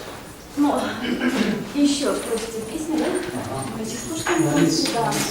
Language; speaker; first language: Russian; native; Russian